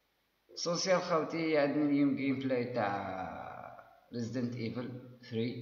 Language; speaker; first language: Arabic; native; Arabic